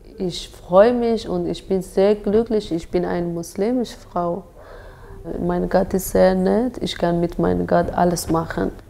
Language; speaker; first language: German; non-native, learner; Persian